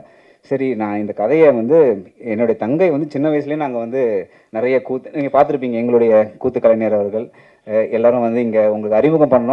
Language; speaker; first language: Tamil; native; Tamil